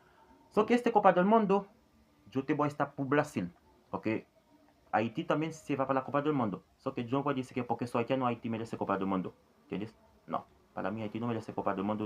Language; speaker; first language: Spanish; non-native, learner; Haitian Creole